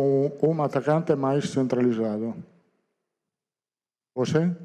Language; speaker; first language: Portuguese; non-native, fluent; Italian